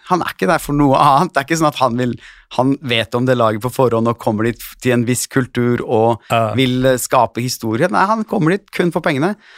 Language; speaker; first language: Norwegian; early bilingual, other home language; Turkish